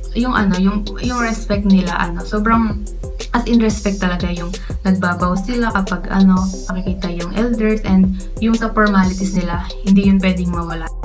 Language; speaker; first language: Filipino; native; Filipino